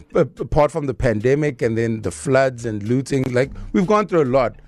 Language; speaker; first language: English; native; English